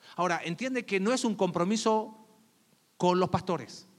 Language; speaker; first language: Spanish; native; Spanish